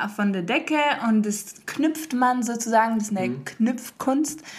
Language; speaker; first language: German; early bilingual, heritage; French